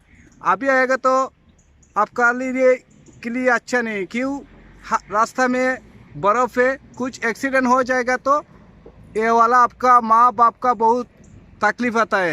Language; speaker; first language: Hindi; non-native, local second language; Bangla